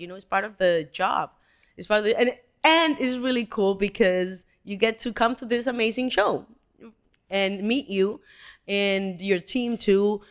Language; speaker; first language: English; non-native, fluent; Spanish